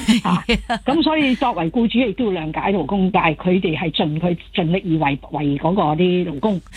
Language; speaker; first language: Cantonese; native; Cantonese